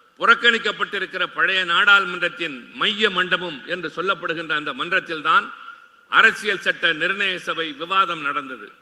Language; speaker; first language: Tamil; native; Tamil